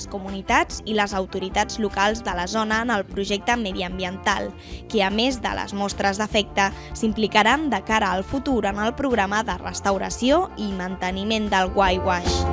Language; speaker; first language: Catalan; native; Catalan